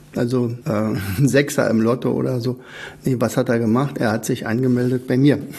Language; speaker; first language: German; native; German